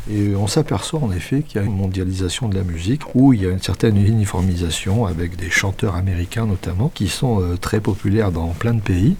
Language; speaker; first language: French; native; French